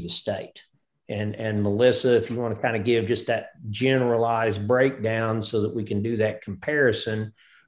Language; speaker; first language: English; native; English